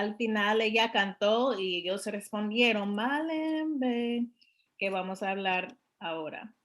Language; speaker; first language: Spanish; non-native, learner; English